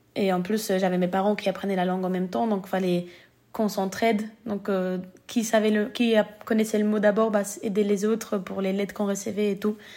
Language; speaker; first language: French; early bilingual, other home language; Spanish